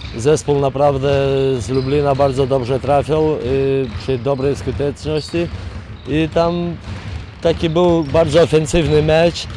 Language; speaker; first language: Polish; non-native, fluent; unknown